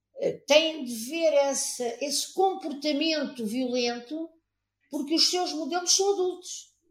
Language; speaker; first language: Portuguese; native; Portuguese